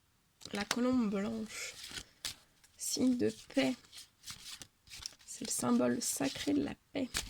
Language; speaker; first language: French; native; French